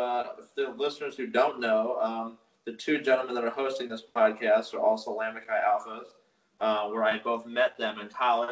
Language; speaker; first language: English; native; English